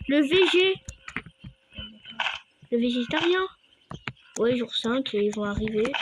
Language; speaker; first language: French; native; French